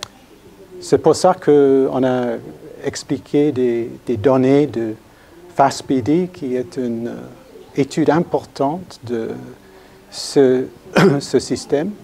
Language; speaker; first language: French; non-native, fluent; English